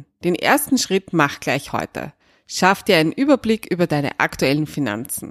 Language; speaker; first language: German; native; German